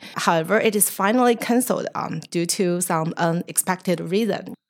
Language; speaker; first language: English; non-native, fluent; Chinese